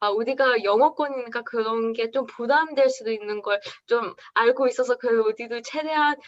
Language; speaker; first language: Korean; early bilingual, other home language; English